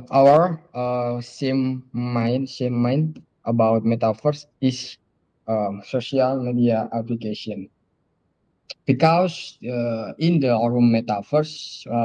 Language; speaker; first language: English; non-native, learner; Indonesian